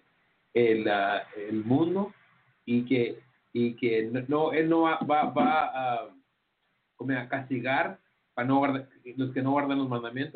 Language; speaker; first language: Spanish; early bilingual, heritage; Spanish